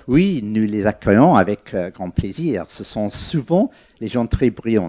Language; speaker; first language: French; non-native, fluent; English